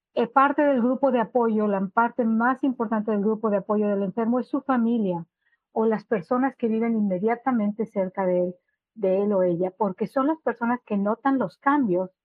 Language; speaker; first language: Spanish; native; Spanish